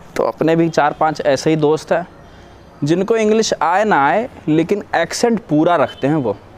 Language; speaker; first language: Hindi; native; Hindi